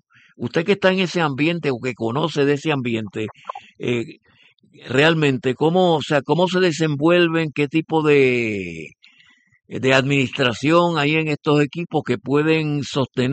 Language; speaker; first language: Spanish; native; Spanish